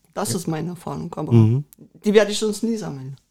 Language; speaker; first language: German; early bilingual, other home language; Russian